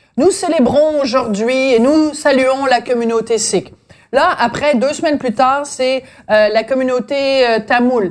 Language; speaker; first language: French; native; French